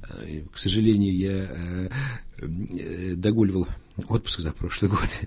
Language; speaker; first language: Russian; native; Russian